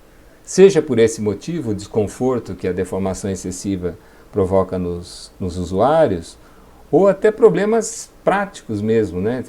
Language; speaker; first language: Portuguese; native; Portuguese